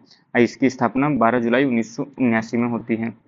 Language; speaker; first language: Hindi; native; Hindi